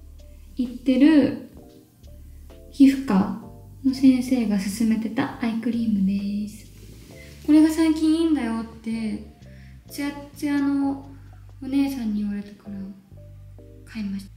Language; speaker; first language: Japanese; native; Japanese